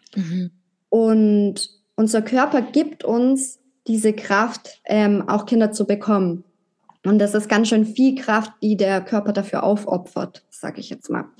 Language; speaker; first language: German; native; German